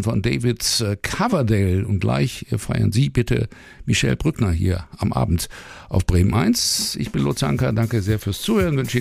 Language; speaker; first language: German; native; German